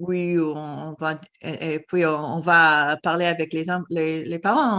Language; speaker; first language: French; non-native, fluent; English